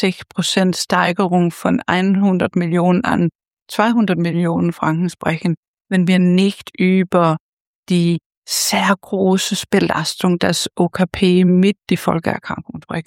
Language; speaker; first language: German; non-native, fluent; Danish